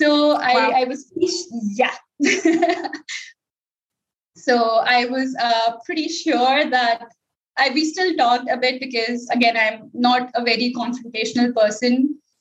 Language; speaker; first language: English; non-native, local second language; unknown